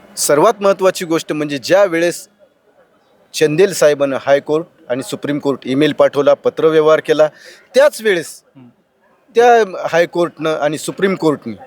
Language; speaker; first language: Marathi; native; Marathi